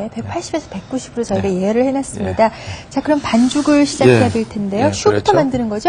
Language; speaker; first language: Korean; native; Korean